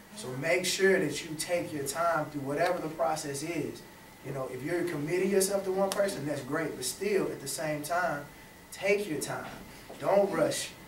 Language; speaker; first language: English; native; English